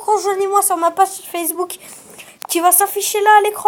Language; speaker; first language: French; native; French